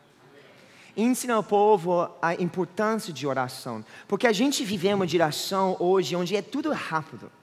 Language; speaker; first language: Portuguese; non-native, fluent; English